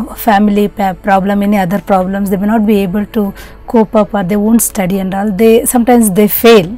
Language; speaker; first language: English; non-native, local second language; Kannada